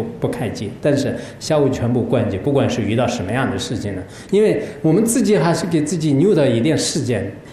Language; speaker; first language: Chinese; non-native, local second language; Tibetan